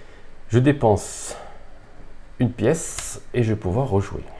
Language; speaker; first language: French; native; French